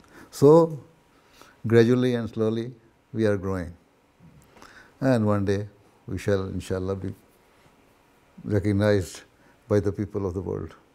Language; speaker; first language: English; non-native, local second language; Urdu